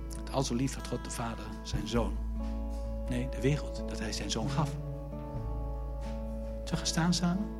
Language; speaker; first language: Dutch; native; Dutch